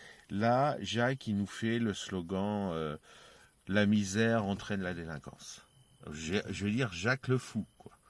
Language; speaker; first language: French; native; French